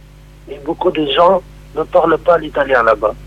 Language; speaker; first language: French; non-native, local second language; Arabic